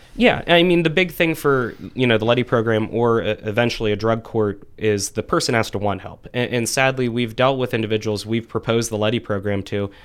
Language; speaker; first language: English; native; English